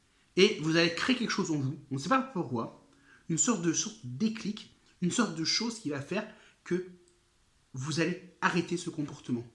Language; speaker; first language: French; native; French